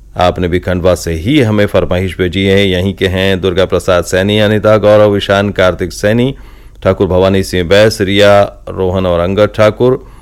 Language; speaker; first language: Hindi; native; Hindi